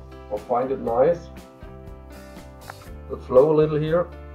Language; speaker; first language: English; non-native, learner; German